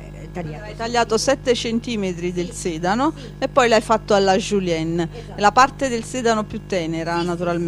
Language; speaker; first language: Italian; native; Italian